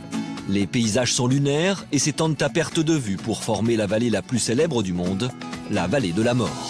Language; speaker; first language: French; native; French